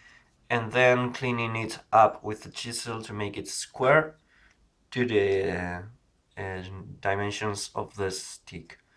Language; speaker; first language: English; non-native, learner; Spanish